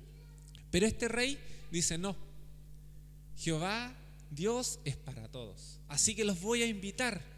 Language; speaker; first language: Spanish; native; Spanish